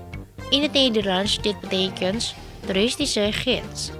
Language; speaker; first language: Dutch; non-native, fluent; Indonesian